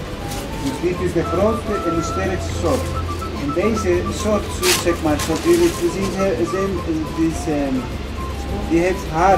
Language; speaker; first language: Dutch; non-native, fluent; Spanish